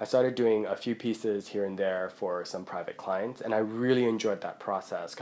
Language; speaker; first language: English; non-native, local second language; Cantonese